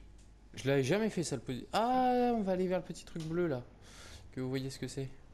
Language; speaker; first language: French; native; French